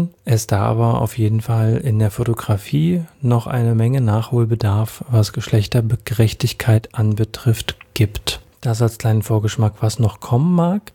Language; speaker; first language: German; native; German